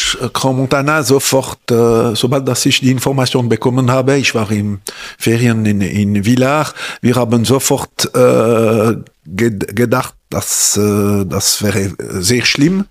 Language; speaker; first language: German; non-native, local second language; French